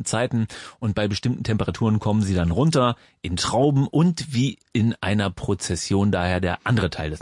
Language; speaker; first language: German; native; German